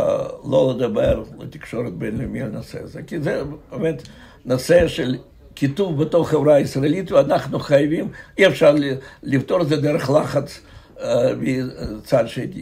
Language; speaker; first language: Hebrew; non-native, fluent; Russian